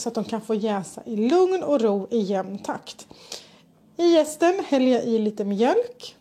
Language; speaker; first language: Swedish; native; Swedish